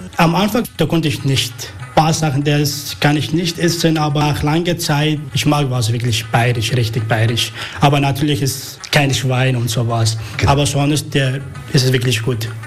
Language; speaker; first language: German; non-native, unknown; Arabic